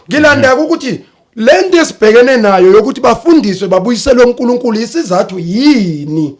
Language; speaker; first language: Zulu; native; Zulu